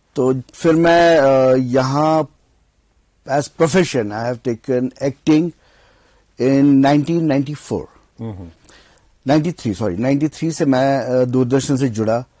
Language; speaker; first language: Hindi; non-native, local second language; Kashmiri